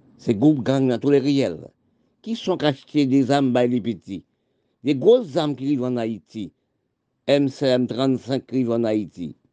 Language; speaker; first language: French; non-native, local second language; Haitian Creole